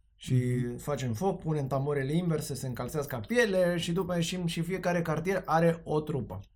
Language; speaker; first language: Romanian; non-native, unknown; Spanish